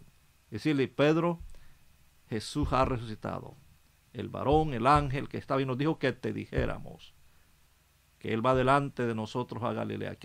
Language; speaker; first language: Spanish; native; Spanish